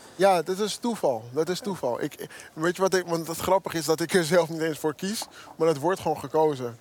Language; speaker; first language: Dutch; early bilingual, other home language; Akan